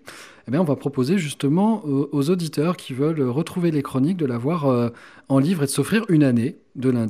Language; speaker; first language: French; native; French